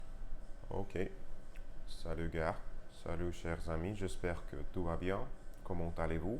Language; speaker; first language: French; non-native, learner; Russian